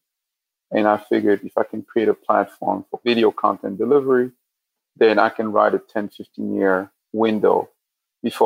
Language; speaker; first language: English; non-native, local second language; French